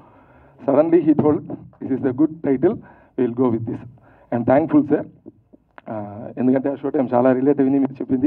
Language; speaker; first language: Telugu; non-native, local second language; Tamil